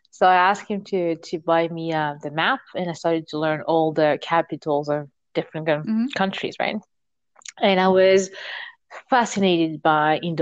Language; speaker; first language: English; non-native, fluent; French